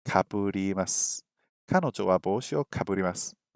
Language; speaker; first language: Japanese; non-native, learner; English